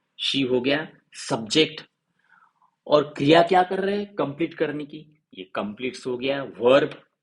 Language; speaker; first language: Hindi; non-native, local second language; Marathi